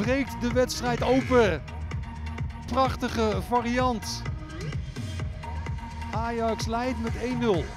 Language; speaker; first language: Dutch; native; Dutch